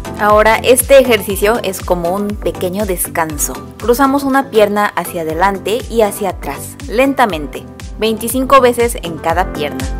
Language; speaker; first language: Spanish; non-native, fluent; Korean